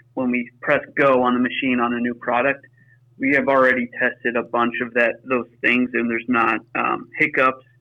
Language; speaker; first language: English; native; English